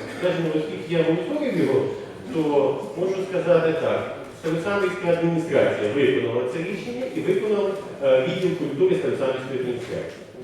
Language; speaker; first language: Ukrainian; native; Ukrainian